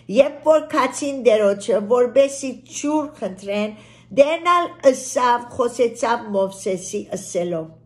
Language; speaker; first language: Armenian; early bilingual, heritage; Armenian